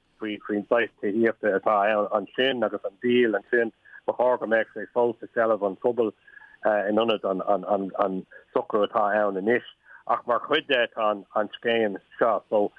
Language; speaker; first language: Irish; non-native, local second language; English